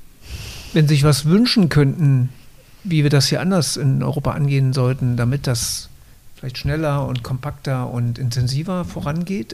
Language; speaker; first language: German; native; German